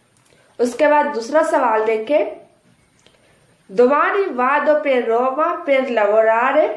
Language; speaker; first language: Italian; non-native, fluent; Urdu